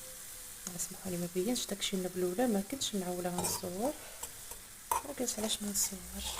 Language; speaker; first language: Arabic; native; Arabic